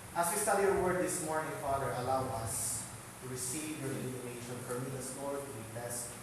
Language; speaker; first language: English; non-native, local second language; Filipino